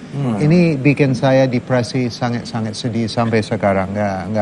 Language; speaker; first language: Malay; non-native, fluent; English